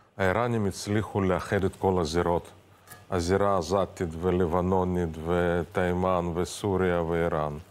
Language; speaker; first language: Hebrew; non-native, fluent; Russian